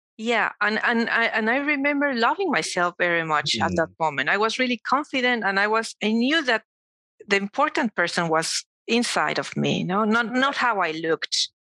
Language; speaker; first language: English; non-native, fluent; Spanish